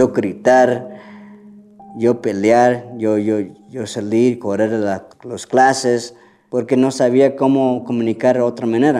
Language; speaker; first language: Spanish; early bilingual, heritage; Spanish